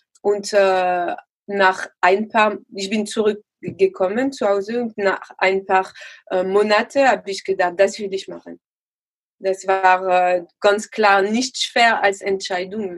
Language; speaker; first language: German; non-native, learner; French